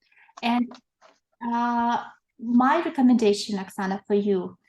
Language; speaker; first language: English; non-native, fluent; Russian